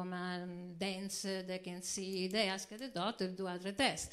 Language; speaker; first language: English; non-native, learner; Italian